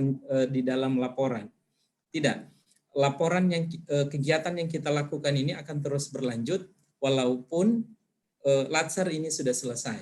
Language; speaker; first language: Indonesian; native; Indonesian